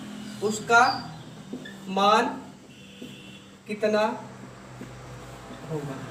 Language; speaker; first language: Hindi; native; Hindi